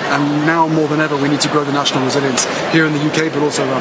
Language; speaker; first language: English; native; English